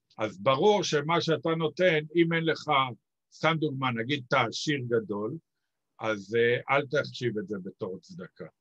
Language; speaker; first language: Hebrew; native; Hebrew